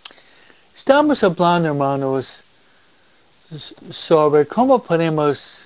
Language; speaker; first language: Spanish; non-native, fluent; English